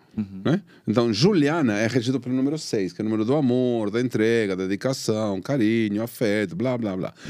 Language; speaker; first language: Portuguese; non-native, fluent; Spanish